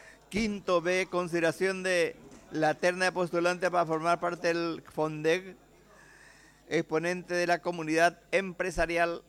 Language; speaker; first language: Spanish; native; Spanish